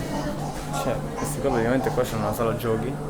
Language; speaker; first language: Italian; native; Italian